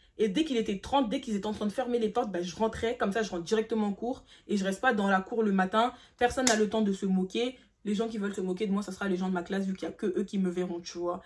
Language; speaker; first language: French; early bilingual, other home language; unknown